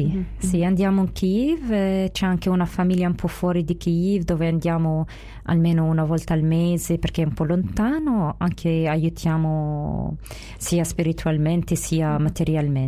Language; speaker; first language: Italian; non-native, fluent; Arabic